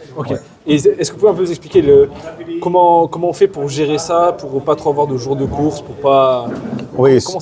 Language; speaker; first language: French; native; French